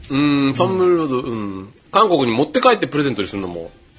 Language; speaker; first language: Korean; non-native, fluent; Japanese